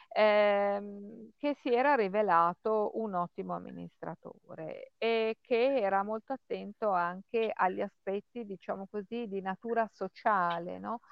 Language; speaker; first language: Italian; native; Italian